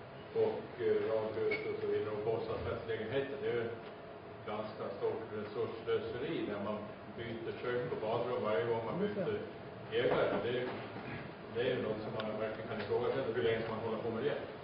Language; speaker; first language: Swedish; native; Swedish